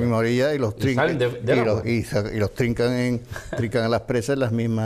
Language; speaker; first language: Spanish; native; Spanish